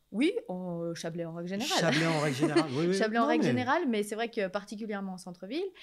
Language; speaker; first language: French; native; French